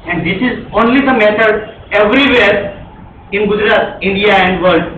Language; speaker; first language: English; non-native, local second language; Gujarati